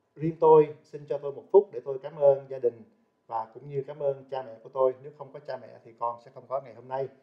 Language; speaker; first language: Vietnamese; early bilingual, heritage; Vietnamese